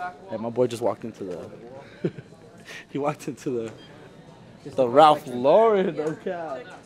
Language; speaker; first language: English; early bilingual, other home language; Spanish